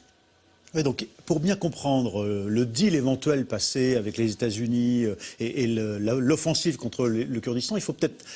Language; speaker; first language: French; native; French